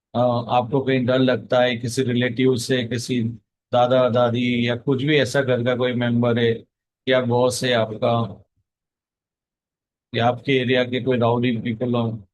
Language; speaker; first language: Hindi; native; Hindi